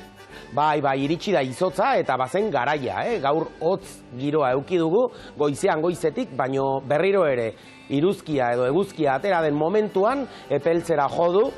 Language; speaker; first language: Basque; native; Basque